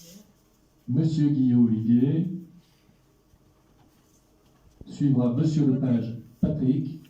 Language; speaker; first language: French; native; French